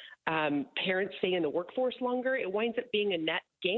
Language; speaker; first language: English; native; English